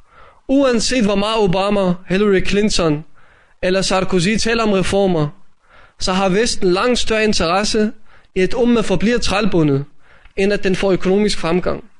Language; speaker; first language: Danish; native; Danish